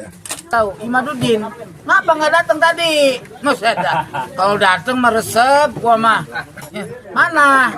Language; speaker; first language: Indonesian; native; Indonesian